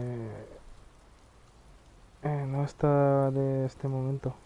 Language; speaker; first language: Spanish; non-native, learner; French